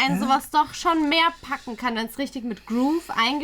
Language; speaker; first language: German; native; German